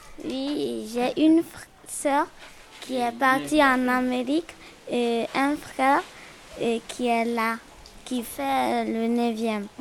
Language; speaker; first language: French; non-native, learner; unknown